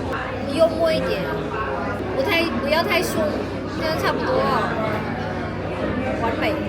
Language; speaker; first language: Chinese; non-native, fluent; Vietnamese